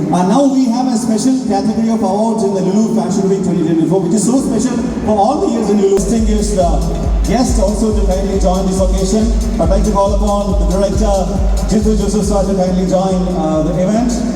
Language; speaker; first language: English; non-native, local second language; Malayalam